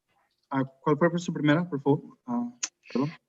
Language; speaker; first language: Spanish; early bilingual, heritage; Spanish